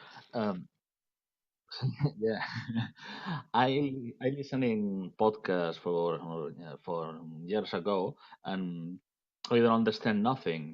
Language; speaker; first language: English; non-native, learner; Catalan